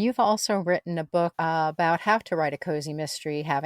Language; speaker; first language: English; native; English